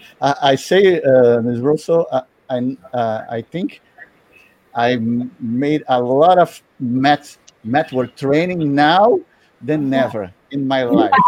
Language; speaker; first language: English; non-native, learner; Portuguese